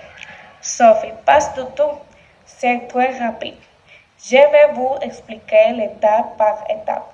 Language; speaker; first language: French; non-native, learner; Spanish